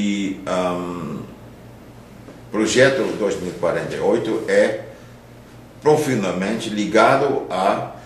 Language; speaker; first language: Portuguese; non-native, fluent; Dutch